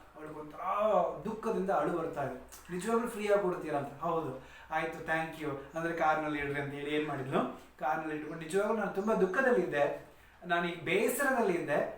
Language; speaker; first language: Kannada; non-native, local second language; Tamil